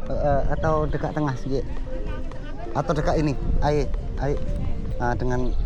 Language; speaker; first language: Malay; non-native, local second language; Indonesian